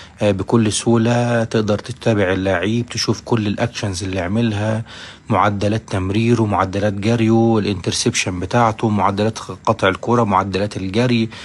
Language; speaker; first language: Arabic; native; Arabic